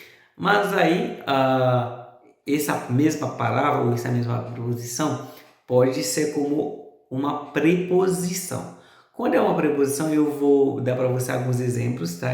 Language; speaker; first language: Portuguese; non-native, fluent; Haitian Creole